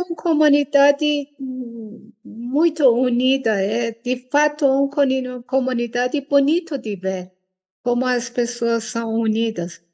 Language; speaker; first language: Portuguese; non-native, fluent; Persian